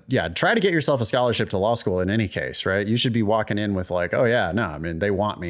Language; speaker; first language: English; native; English